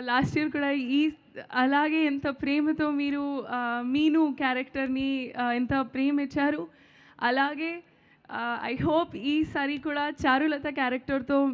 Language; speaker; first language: Telugu; non-native, local second language; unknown